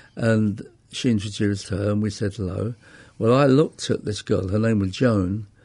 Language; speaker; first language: English; native; English